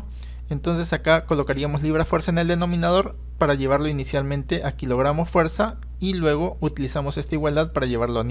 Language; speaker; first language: Spanish; native; Spanish